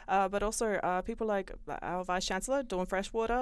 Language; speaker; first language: English; early bilingual, other home language; Bosnian